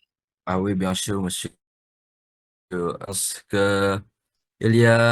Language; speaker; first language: French; non-native, learner; Indonesian